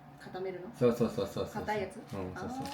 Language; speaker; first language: Japanese; non-native, learner; Filipino